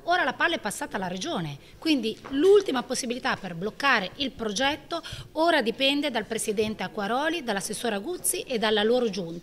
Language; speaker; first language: Italian; native; Italian